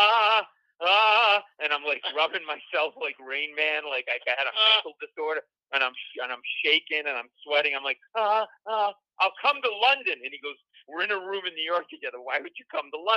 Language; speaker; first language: English; native; English